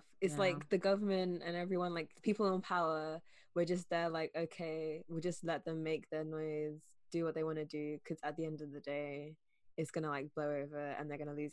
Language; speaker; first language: English; native; English